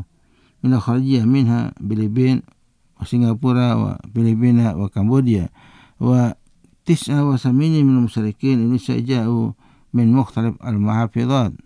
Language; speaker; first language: Arabic; non-native, fluent; Indonesian